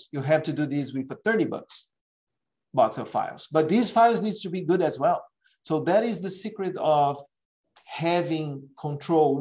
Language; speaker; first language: English; non-native, fluent; Portuguese